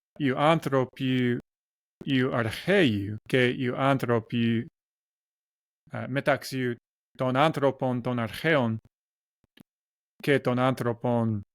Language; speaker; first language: Greek; non-native, learner; English